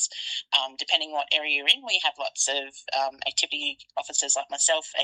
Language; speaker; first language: English; native; English